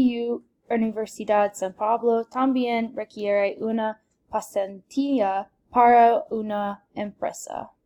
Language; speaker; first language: Spanish; non-native, learner; English